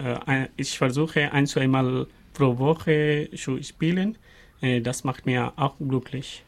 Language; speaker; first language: German; non-native, learner; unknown